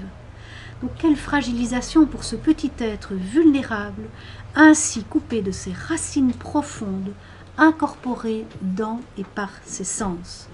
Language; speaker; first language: French; native; French